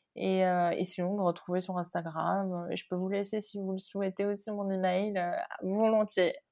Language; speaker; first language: French; non-native, local second language; Arabic